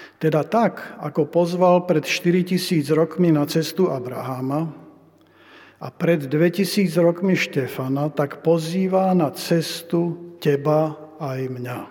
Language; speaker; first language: Slovak; native; Slovak